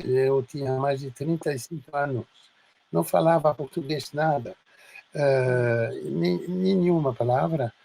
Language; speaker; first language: Portuguese; non-native, fluent; French